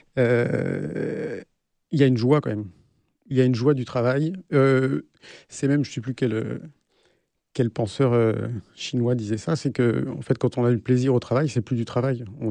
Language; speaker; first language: French; native; French